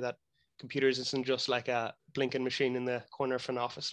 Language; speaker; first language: English; native; English